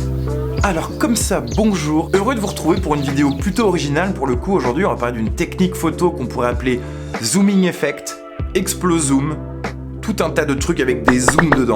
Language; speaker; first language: French; native; French